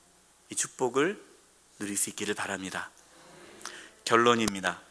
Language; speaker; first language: Korean; native; Korean